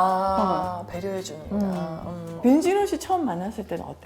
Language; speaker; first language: Korean; native; Korean